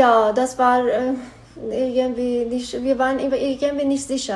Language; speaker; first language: German; non-native, learner; Persian